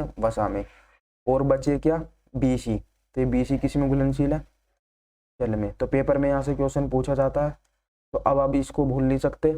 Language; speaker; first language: Hindi; native; Hindi